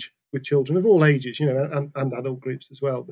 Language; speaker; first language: English; native; English